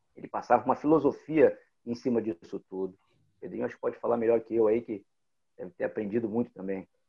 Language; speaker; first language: Portuguese; native; Portuguese